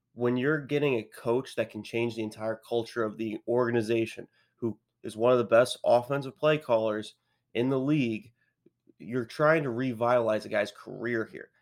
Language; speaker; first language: English; native; English